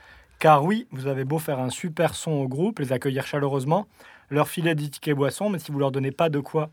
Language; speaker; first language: French; native; French